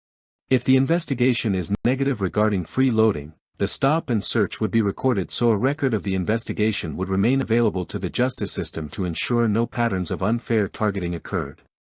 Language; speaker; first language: English; native; English